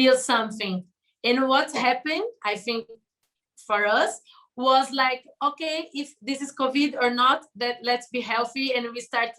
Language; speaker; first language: English; non-native, learner; Portuguese